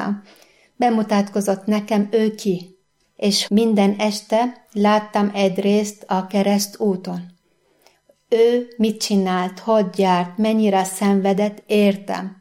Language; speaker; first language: Hungarian; non-native, learner; Arabic